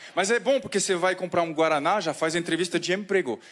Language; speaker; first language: Portuguese; non-native, fluent; French